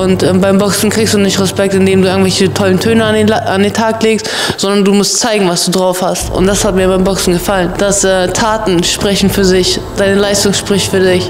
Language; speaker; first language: German; early bilingual, other home language; Russian